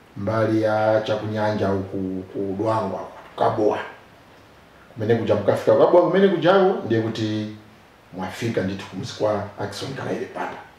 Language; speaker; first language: Nyanja; non-native, local second language; Tumbuka